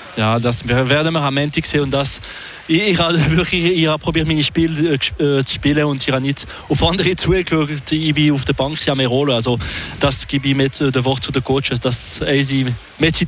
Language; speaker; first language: German; non-native, local second language; French